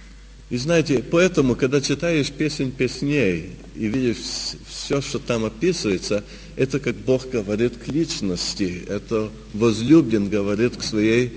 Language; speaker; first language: Russian; early bilingual, heritage; Russian